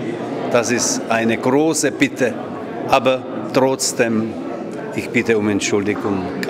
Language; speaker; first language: German; non-native, learner; Czech